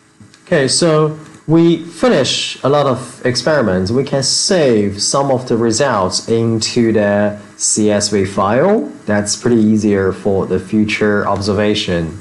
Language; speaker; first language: English; non-native, fluent; Chinese